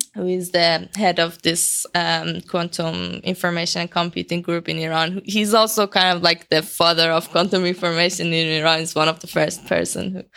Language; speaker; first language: English; non-native, fluent; Persian